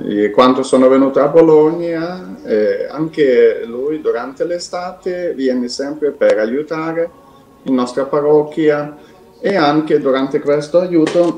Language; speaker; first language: Italian; non-native, fluent; Ukrainian